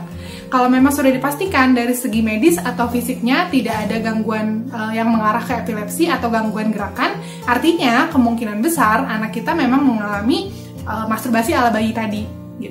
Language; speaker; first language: Indonesian; native; Indonesian